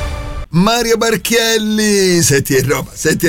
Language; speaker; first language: Italian; native; Italian